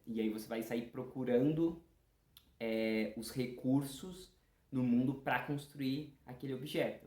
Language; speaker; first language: Portuguese; native; Portuguese